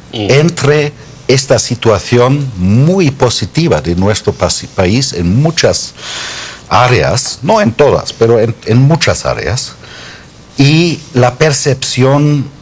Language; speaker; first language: Spanish; non-native, fluent; German